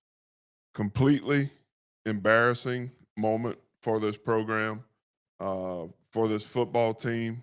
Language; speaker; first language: English; native; English